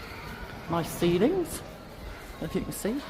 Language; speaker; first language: English; native; English